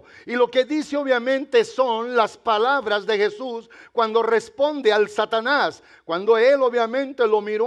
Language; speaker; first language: Spanish; native; Spanish